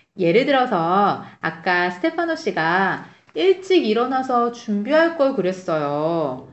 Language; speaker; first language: Korean; native; Korean